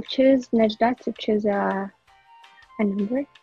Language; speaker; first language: English; non-native, learner; Arabic